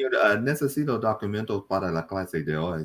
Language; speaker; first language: Spanish; non-native, learner; English